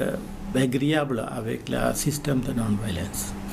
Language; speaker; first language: French; non-native, learner; Malayalam